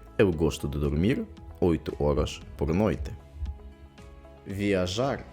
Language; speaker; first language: Portuguese; non-native, fluent; Ukrainian